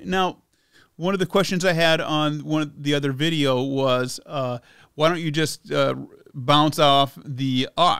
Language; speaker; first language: English; native; English